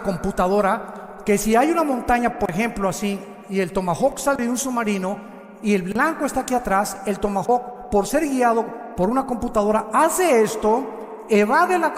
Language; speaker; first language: Spanish; native; Spanish